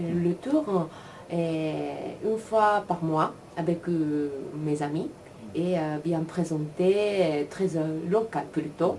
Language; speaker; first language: French; non-native, learner; Japanese